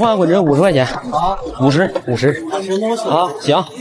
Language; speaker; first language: Chinese; native; Chinese